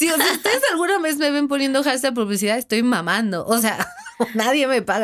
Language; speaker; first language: Spanish; native; Spanish